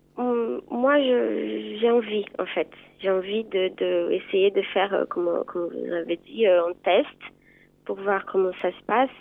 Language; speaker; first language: French; non-native, fluent; Portuguese